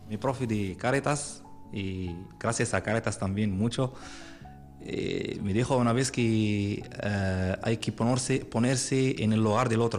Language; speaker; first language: Spanish; non-native, fluent; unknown